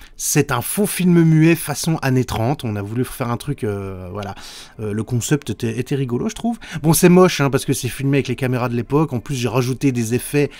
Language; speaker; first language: French; native; French